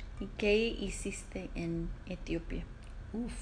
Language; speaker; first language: Spanish; non-native, learner; English